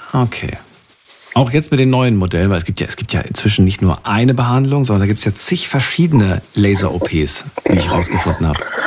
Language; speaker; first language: German; native; German